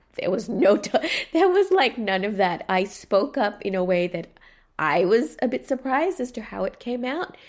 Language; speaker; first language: English; native; English